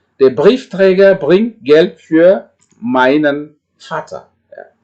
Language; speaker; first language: German; non-native, fluent; Indonesian